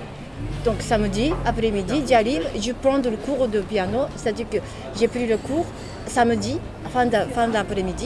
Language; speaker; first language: French; non-native, learner; Japanese